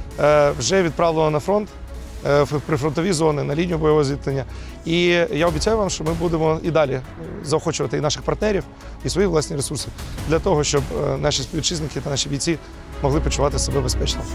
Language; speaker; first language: Ukrainian; native; Ukrainian